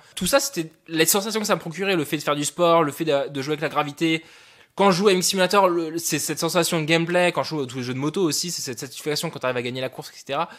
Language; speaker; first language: French; native; French